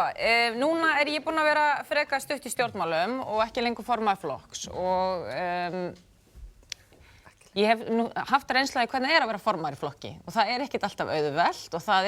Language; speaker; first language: Icelandic; native; Icelandic